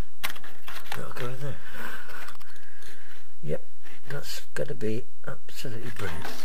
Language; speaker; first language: English; native; English